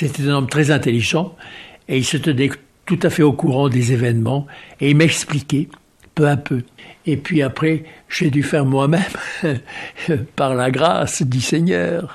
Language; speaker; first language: French; native; French